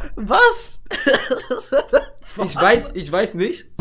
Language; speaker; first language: German; native; German